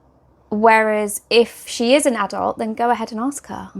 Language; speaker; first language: English; native; English